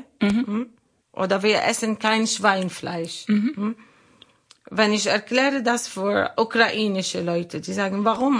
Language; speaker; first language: German; non-native, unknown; Arabic